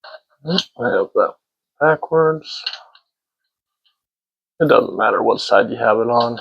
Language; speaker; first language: English; native; English